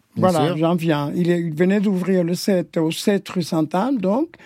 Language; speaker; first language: French; non-native, fluent; Spanish